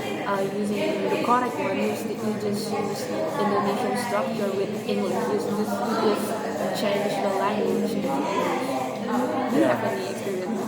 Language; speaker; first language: English; non-native, learner; Indonesian